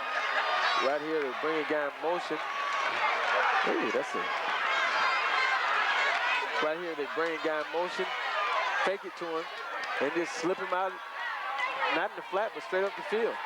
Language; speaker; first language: English; native; English